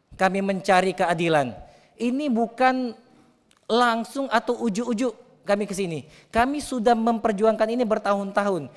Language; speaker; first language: Indonesian; native; Indonesian